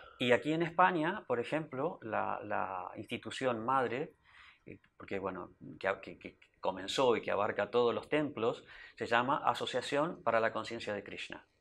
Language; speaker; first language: Spanish; native; Spanish